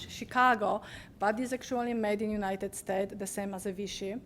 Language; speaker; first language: English; non-native, learner; Polish